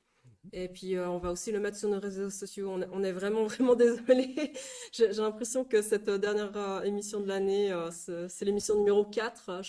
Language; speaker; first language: French; native; French